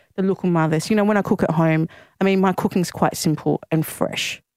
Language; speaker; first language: English; non-native, local second language; Greek